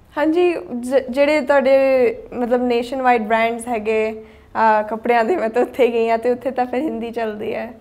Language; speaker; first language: Punjabi; early bilingual, heritage; Punjabi